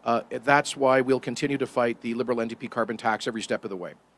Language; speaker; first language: English; native; English